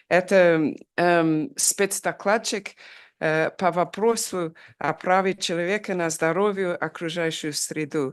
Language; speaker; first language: Russian; non-native, fluent; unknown